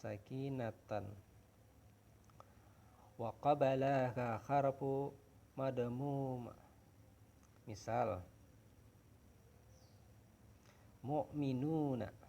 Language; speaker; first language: Arabic; non-native, learner; Indonesian